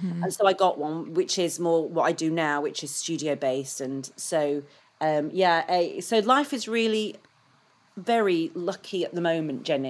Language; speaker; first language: English; native; English